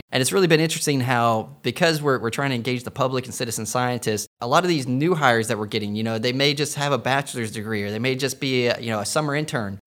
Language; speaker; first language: English; native; English